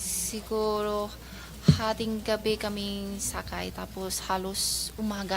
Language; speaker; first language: Filipino; non-native, learner; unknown